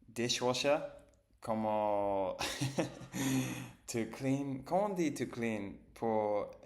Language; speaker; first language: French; non-native, learner; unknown